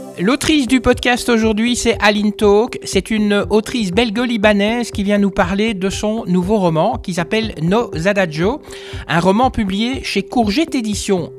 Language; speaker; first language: French; native; French